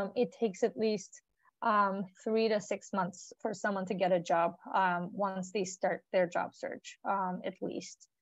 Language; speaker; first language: English; non-native, fluent; Turkish